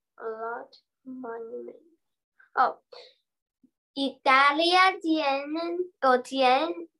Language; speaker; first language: Spanish; non-native, learner; English